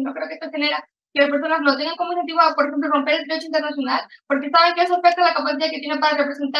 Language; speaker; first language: Spanish; native; Spanish